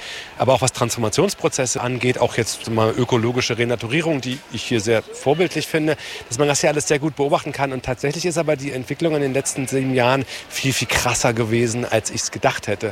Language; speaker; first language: German; native; German